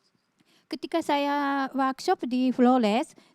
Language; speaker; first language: Indonesian; non-native, fluent; Japanese